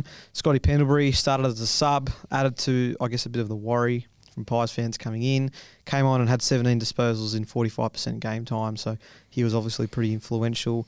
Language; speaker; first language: English; native; English